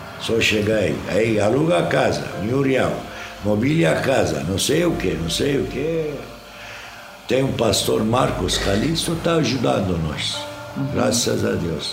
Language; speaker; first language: Portuguese; non-native, fluent; Arabic